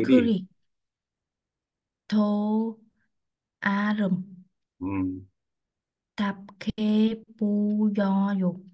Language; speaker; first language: Korean; non-native, learner; Vietnamese